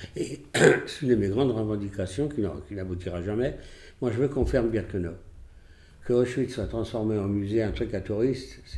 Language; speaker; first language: French; early bilingual, other home language; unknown